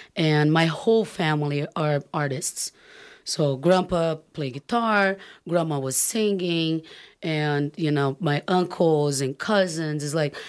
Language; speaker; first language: English; non-native, fluent; Portuguese